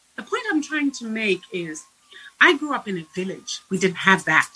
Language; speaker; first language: English; non-native, local second language; Shona